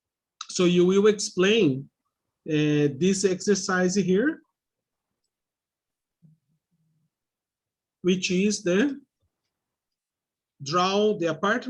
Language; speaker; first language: English; non-native, fluent; Portuguese